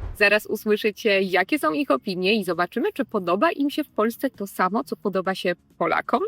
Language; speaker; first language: Polish; native; Polish